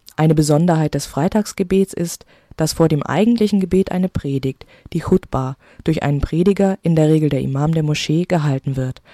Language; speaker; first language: German; native; German